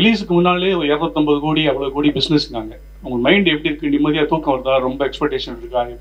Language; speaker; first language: Tamil; native; Tamil